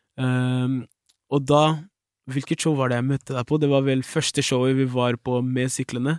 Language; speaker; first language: Norwegian; early bilingual, other home language; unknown